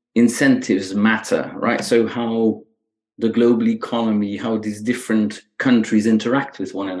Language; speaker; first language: English; non-native, fluent; Dutch